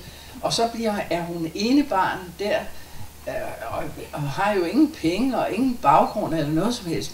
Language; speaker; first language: Danish; native; Danish